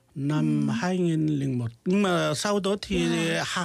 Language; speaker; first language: Vietnamese; non-native, fluent; Korean